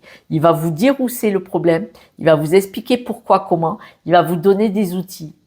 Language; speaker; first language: French; native; French